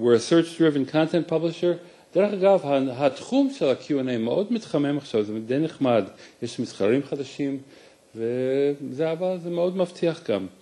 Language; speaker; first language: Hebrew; non-native, fluent; English